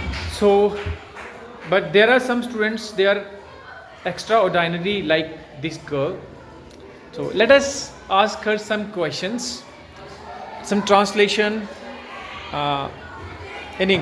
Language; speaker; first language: English; non-native, local second language; Hindi